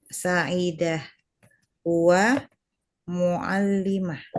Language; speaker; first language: Arabic; non-native, learner; Indonesian